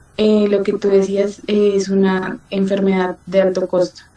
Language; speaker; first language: Spanish; native; Spanish